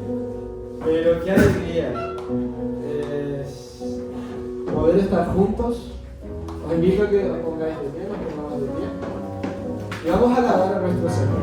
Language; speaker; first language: Spanish; native; Spanish